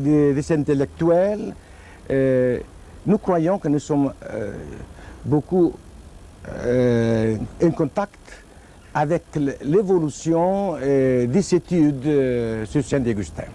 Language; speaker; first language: French; non-native, fluent; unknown